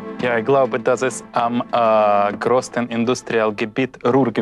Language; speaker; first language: German; non-native, learner; Russian